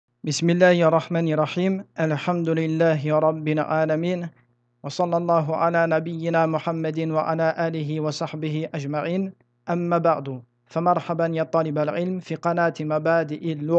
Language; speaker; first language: Arabic; non-native, fluent; French